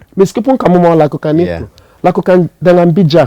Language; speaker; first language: Indonesian; non-native, fluent; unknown